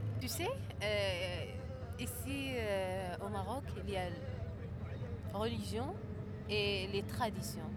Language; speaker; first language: French; non-native, learner; Arabic